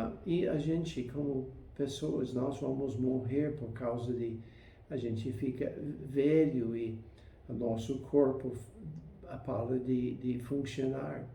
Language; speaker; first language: Portuguese; non-native, fluent; English